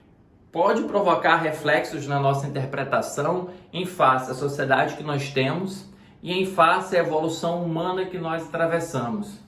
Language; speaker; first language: Portuguese; native; Portuguese